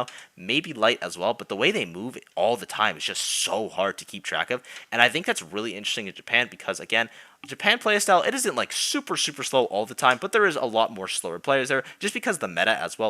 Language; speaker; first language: English; native; English